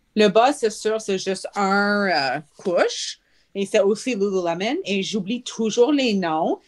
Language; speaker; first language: French; native; French